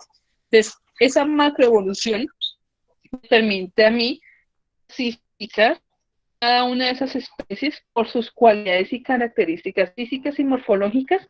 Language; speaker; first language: Spanish; native; Spanish